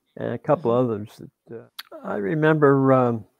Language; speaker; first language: English; native; English